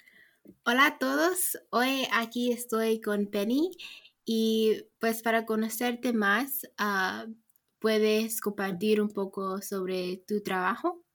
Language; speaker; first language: Spanish; non-native, learner; English